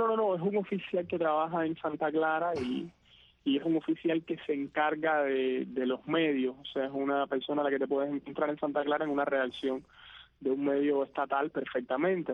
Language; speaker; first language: Spanish; native; Spanish